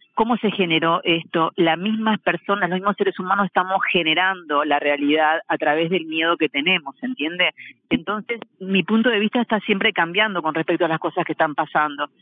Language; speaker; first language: Spanish; native; Spanish